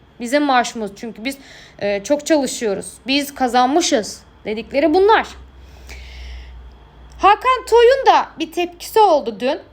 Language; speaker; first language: Turkish; native; Turkish